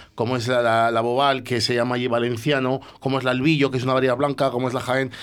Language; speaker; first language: Spanish; native; Spanish